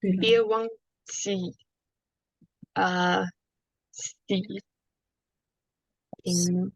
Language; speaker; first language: Chinese; non-native, learner; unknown